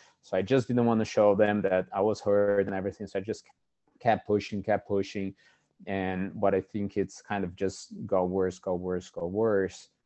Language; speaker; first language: English; non-native, fluent; Portuguese